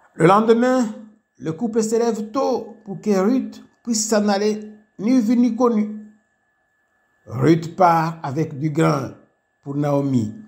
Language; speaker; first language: French; non-native, local second language; Kinyarwanda